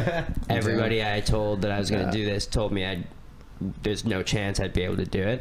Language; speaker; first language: English; native; English